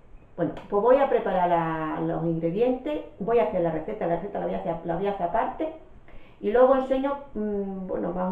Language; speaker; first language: Spanish; native; Spanish